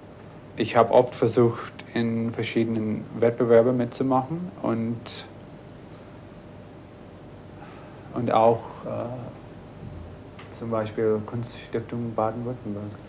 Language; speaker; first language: German; non-native, fluent; English